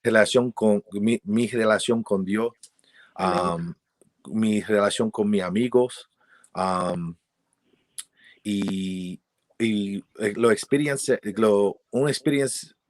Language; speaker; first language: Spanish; early bilingual, heritage; English